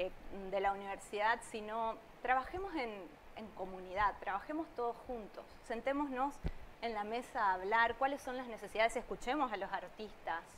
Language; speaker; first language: Spanish; native; Spanish